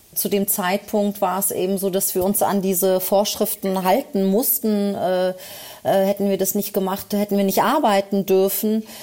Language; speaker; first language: German; early bilingual, other home language; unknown